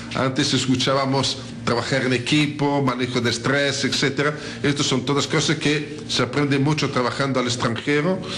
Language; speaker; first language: Spanish; non-native, fluent; Italian